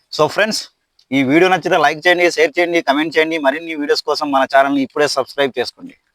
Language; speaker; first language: Telugu; non-native, local second language; Odia